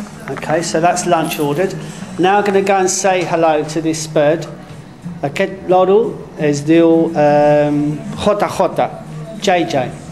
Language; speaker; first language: English; native; English